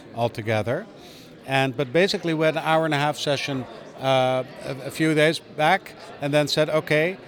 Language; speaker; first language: English; non-native, fluent; Dutch